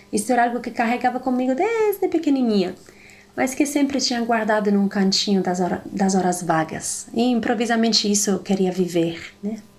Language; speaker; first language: Portuguese; non-native, fluent; Italian